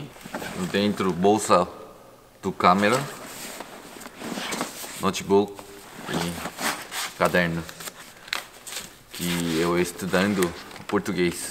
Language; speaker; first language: Portuguese; non-native, learner; Korean